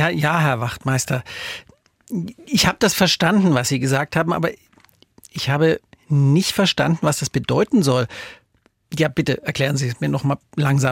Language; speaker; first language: German; native; German